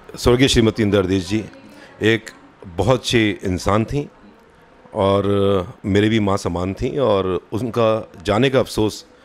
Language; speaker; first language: Hindi; native; Hindi